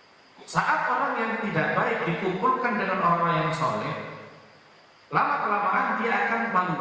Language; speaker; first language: Indonesian; native; Indonesian